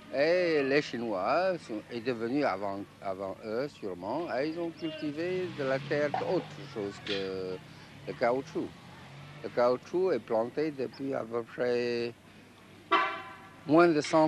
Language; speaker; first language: French; non-native, fluent; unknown